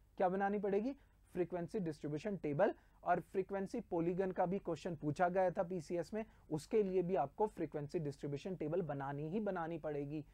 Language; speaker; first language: Hindi; native; Hindi